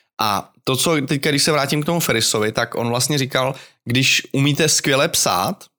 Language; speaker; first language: Czech; native; Czech